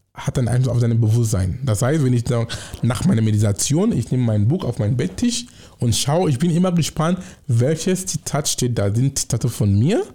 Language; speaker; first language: German; non-native, fluent; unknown